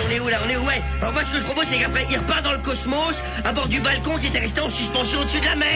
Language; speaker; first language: French; native; French